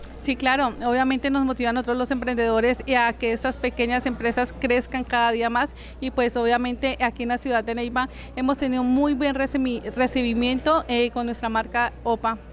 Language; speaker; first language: Spanish; native; Spanish